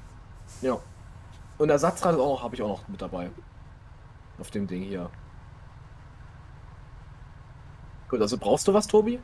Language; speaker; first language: German; native; German